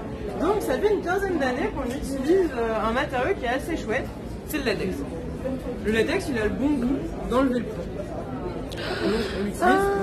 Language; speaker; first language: French; native; French